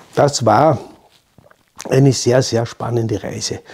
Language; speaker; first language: German; native; German